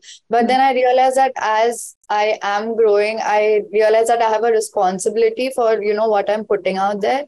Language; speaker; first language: English; non-native, local second language; Hindi